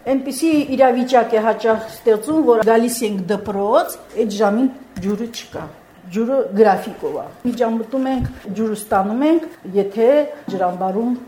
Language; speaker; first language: Armenian; native; Armenian